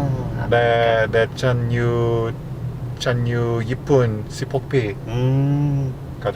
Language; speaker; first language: Thai; non-native, learner; English